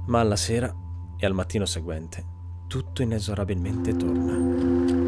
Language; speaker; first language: Italian; native; Italian